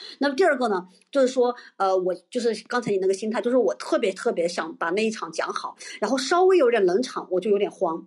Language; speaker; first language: Chinese; native; Chinese